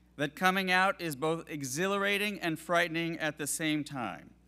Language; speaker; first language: English; native; English